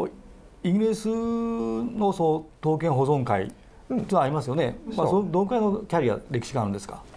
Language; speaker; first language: Japanese; native; Japanese